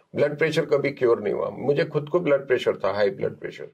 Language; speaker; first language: Hindi; non-native, local second language; Gujarati